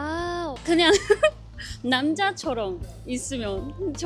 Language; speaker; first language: Korean; non-native, learner; Chinese